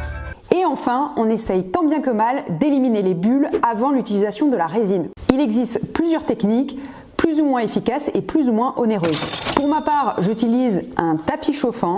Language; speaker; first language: French; native; French